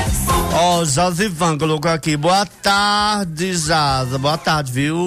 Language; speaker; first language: Portuguese; native; Portuguese